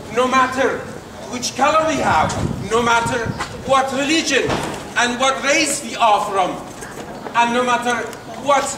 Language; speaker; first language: English; non-native, fluent; Persian